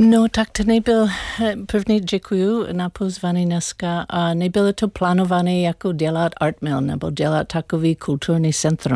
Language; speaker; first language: Czech; non-native, learner; English